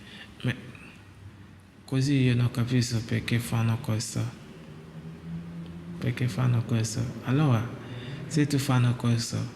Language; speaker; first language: Italian; non-native, learner; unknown